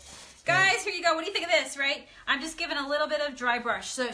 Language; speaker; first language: English; native; English